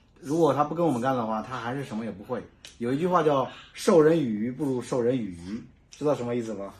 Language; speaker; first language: Chinese; native; Chinese